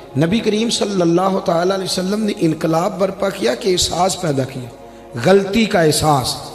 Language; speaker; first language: Urdu; non-native, local second language; Punjabi